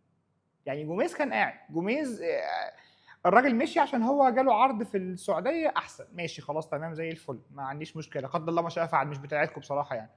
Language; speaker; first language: Arabic; native; Arabic